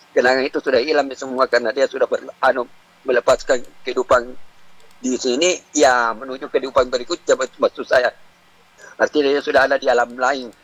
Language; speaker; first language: Indonesian; non-native, local second language; Buginese